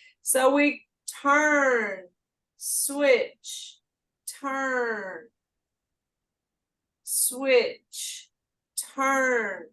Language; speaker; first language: English; native; English